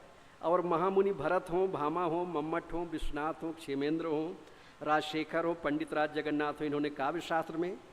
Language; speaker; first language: Hindi; native; Hindi